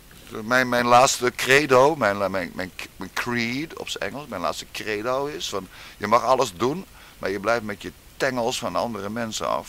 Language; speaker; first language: Dutch; native; Dutch